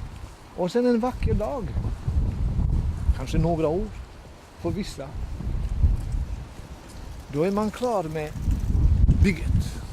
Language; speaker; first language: Swedish; non-native, fluent; Bosnian